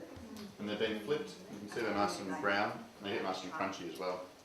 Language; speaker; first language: English; native; English